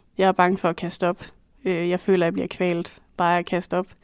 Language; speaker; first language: Danish; native; Danish